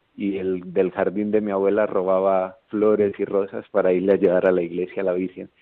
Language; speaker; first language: Spanish; native; Spanish